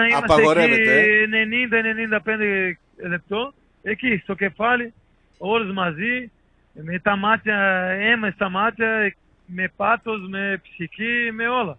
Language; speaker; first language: Greek; non-native, learner; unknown